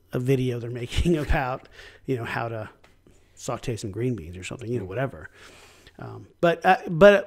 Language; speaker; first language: English; native; English